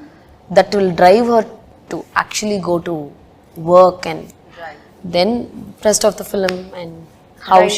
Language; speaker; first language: Telugu; non-native, fluent; Tamil